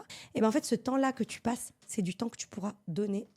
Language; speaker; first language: French; native; French